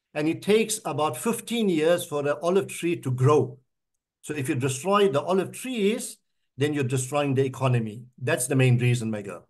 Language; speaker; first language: English; native; English